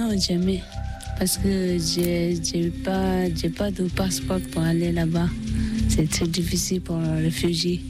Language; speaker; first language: French; non-native, learner; Tibetan